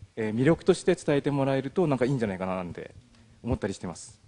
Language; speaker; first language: Japanese; native; Japanese